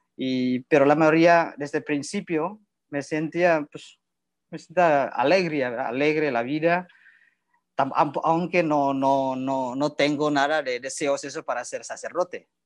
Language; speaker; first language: Spanish; non-native, learner; Indonesian